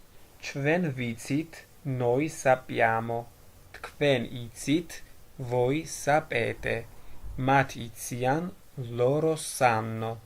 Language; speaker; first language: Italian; non-native, fluent; Georgian